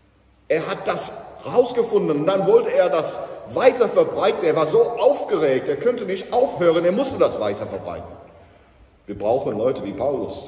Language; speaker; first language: German; non-native, fluent; English